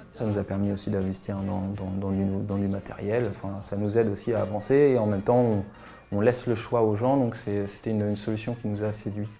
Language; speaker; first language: French; native; French